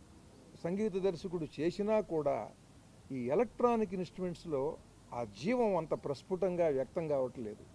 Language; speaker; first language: Telugu; native; Telugu